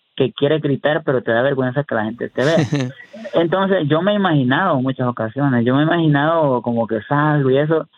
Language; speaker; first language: Spanish; early bilingual, heritage; Spanish